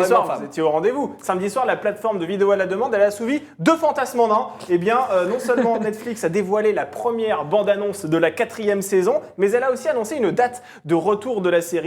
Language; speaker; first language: French; native; French